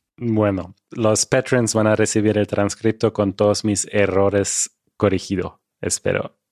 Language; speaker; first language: Spanish; non-native, fluent; German